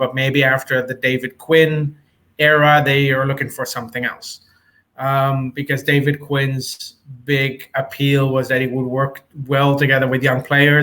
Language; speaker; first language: English; native; English